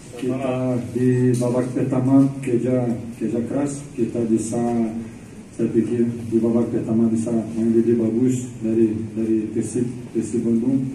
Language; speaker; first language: Indonesian; non-native, learner; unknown